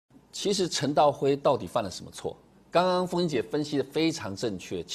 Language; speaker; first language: Chinese; native; Chinese